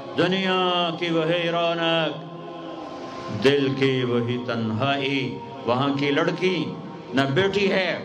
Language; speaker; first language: Urdu; non-native, local second language; Punjabi